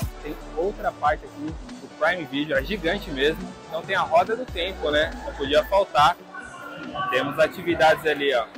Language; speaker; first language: Portuguese; native; Portuguese